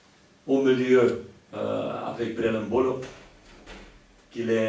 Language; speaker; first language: French; non-native, local second language; Dutch